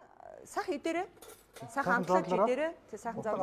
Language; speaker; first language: Mongolian; native; Mongolian